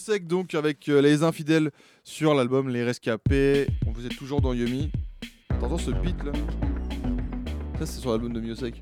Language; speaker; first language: French; native; French